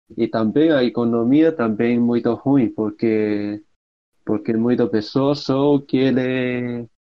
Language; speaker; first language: Portuguese; non-native, learner; Cantonese